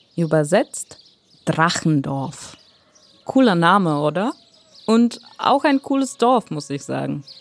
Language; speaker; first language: German; non-native, fluent; Bulgarian